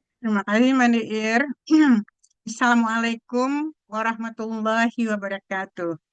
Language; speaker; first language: Indonesian; non-native, local second language; Minangkabau